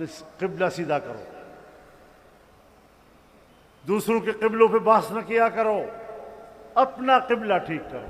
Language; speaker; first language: Urdu; non-native, local second language; Pashto